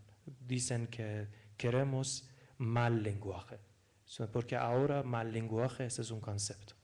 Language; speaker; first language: Spanish; non-native, fluent; Persian